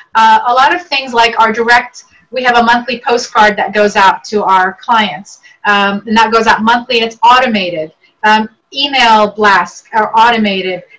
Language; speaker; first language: English; early bilingual, other home language; Arabic